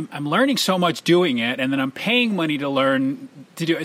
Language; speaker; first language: English; early bilingual, other home language; Spanish